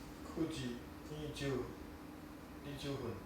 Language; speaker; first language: Japanese; non-native, learner; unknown